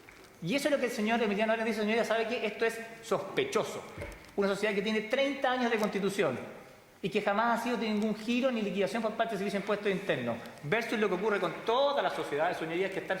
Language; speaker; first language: Spanish; native; Spanish